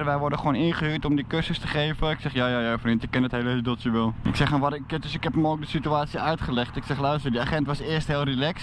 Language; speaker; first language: Dutch; native; Dutch